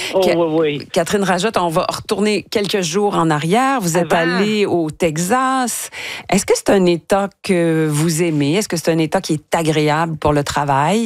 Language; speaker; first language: French; native; French